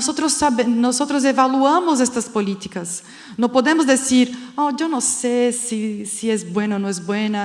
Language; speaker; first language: Spanish; non-native, fluent; Portuguese